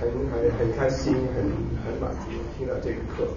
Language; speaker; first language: Chinese; non-native, local second language; Cantonese